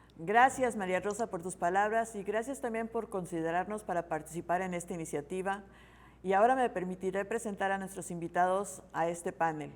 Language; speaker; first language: Spanish; native; Spanish